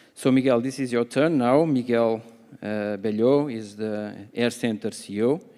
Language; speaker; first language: English; non-native, fluent; Portuguese